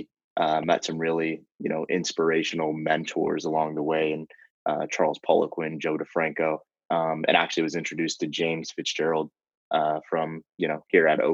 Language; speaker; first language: English; native; English